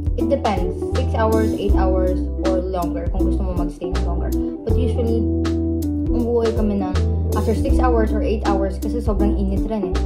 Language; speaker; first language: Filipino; non-native, local second language; Cebuano